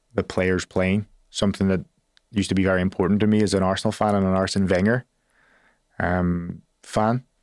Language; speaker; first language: English; native; English